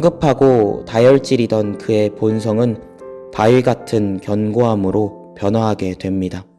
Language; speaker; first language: Korean; native; Korean